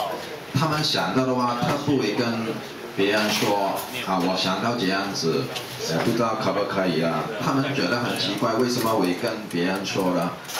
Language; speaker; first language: Chinese; non-native, local second language; Cantonese